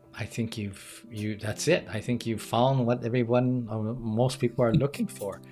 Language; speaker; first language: English; native; English